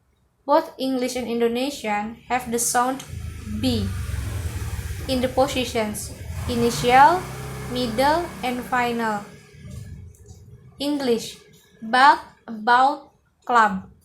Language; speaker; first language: English; non-native, learner; Indonesian